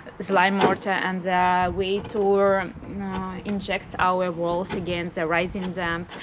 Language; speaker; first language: English; non-native, fluent; Russian